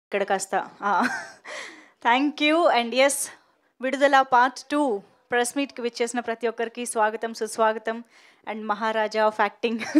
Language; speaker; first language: Telugu; native; Telugu